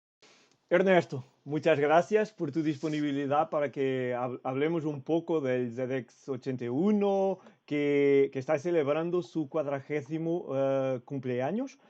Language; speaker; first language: Spanish; non-native, fluent; Portuguese